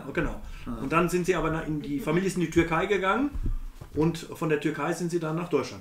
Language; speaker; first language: German; native; German